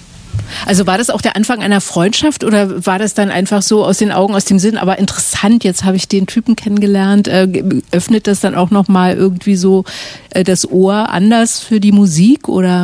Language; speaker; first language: German; native; German